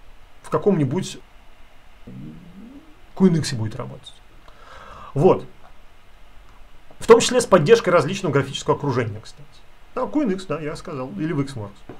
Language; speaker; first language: Russian; native; Russian